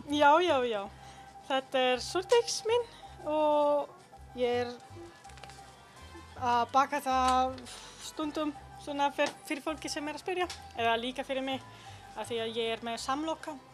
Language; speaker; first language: Icelandic; non-native, learner; Italian